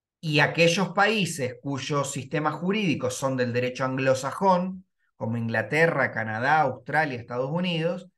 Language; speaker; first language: Spanish; native; Spanish